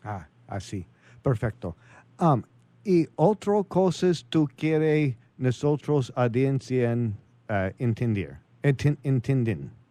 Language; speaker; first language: Spanish; non-native, learner; English